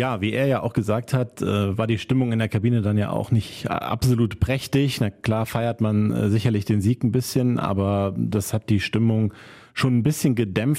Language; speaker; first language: German; native; German